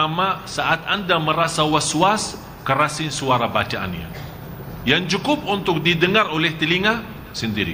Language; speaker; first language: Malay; non-native, fluent; Arabic